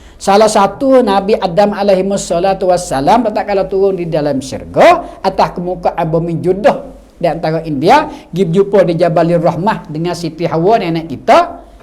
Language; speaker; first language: Malay; native; Malay